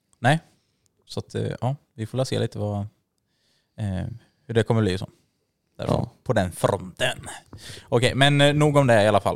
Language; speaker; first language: Swedish; native; Swedish